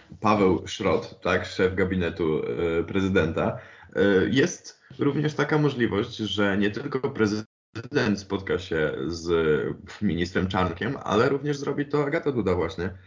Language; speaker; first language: Polish; native; Polish